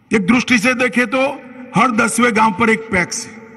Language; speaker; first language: Hindi; non-native, local second language; Gujarati